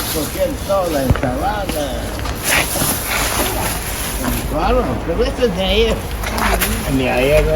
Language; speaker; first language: Spanish; non-native, learner; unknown